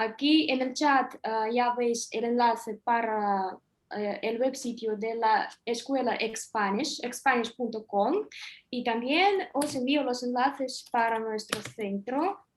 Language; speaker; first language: Spanish; non-native, fluent; Russian